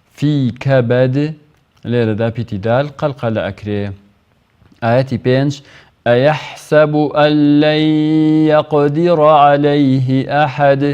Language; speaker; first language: Central Kurdish; native; Central Kurdish